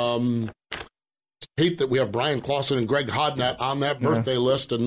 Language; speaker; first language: English; native; English